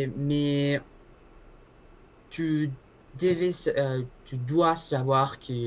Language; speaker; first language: French; non-native, learner; Spanish